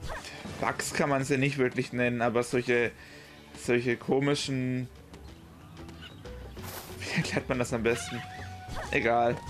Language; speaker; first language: German; native; German